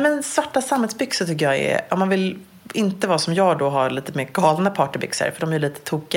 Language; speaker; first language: Swedish; native; Swedish